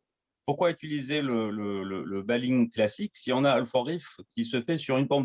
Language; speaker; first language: French; native; French